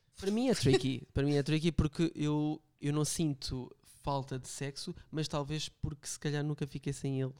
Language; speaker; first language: Portuguese; native; Portuguese